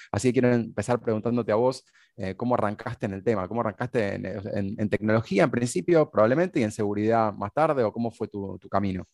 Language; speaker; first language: Spanish; native; Spanish